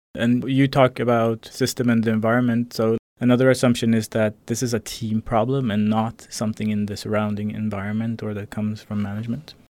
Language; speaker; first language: English; non-native, fluent; Swedish